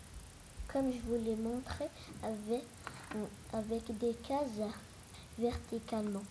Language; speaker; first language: French; non-native, local second language; Arabic